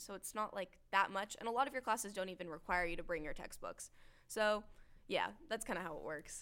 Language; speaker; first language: English; native; English